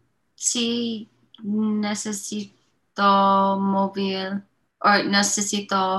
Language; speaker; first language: Spanish; non-native, learner; English